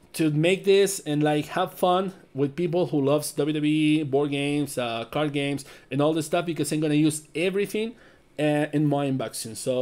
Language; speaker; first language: English; non-native, learner; Spanish